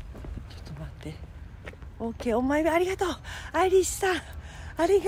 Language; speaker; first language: Japanese; non-native, fluent; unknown